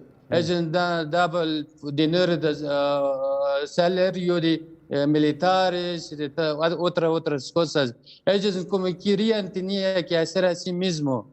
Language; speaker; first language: Spanish; non-native, learner; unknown